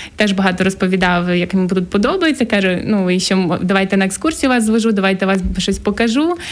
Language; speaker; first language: Ukrainian; native; Ukrainian